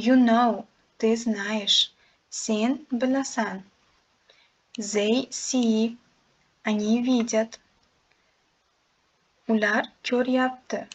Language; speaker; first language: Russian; non-native, local second language; Uzbek